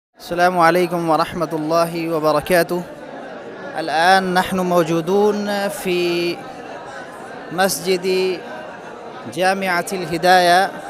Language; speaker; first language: Arabic; non-native, fluent; Urdu